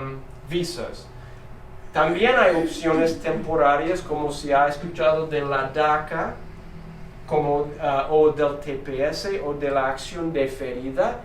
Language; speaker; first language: Spanish; non-native, fluent; English